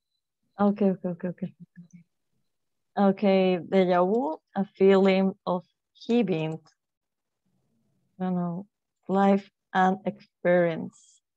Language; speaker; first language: English; non-native, learner; Spanish